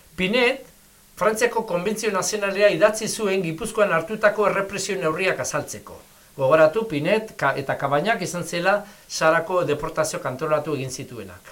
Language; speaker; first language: Basque; native; Basque